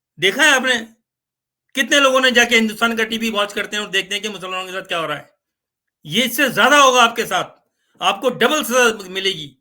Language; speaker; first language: Urdu; native; Urdu